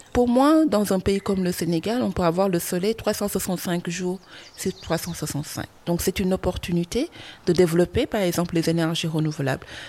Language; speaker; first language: French; non-native, local second language; Wolof